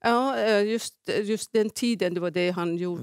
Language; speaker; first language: Swedish; non-native, fluent; Persian